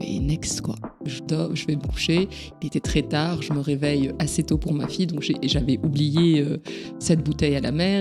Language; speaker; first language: French; native; French